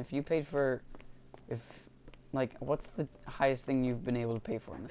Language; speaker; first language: English; native; English